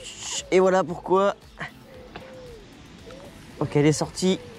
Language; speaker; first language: French; native; French